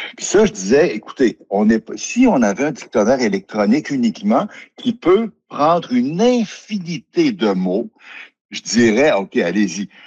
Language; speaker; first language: French; native; French